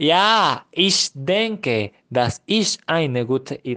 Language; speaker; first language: German; non-native, learner; Spanish